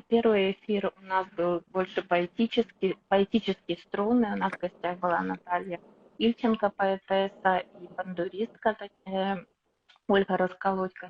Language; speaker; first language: Russian; native; Russian